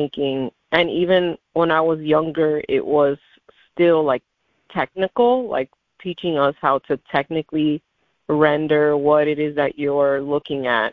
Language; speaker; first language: English; native; English